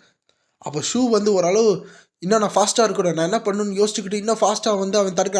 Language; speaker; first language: Tamil; native; Tamil